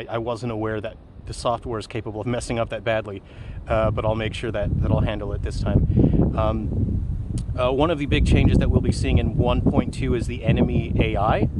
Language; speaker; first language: English; native; English